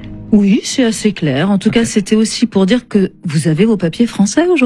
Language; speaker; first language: French; native; French